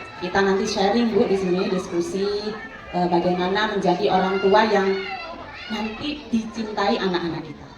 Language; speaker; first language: Indonesian; non-native, local second language; Madurese